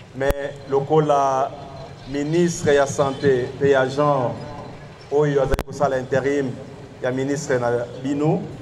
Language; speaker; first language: Lingala; native; Lingala